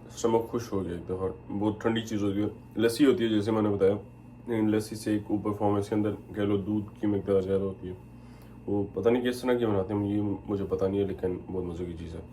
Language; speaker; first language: Urdu; native; Urdu